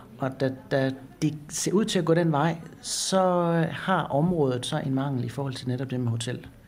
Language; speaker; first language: Danish; native; Danish